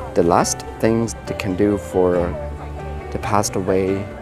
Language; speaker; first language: English; non-native, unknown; Thai